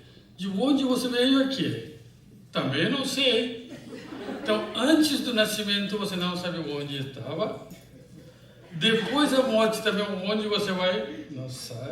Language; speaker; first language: Portuguese; non-native, fluent; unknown